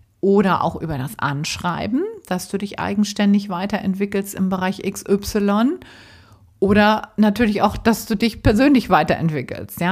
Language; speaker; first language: German; native; German